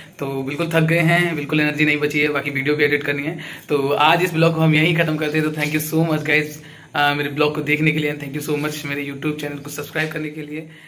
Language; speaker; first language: Hindi; native; Hindi